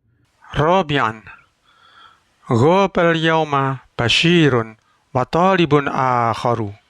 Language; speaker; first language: Arabic; non-native, learner; Indonesian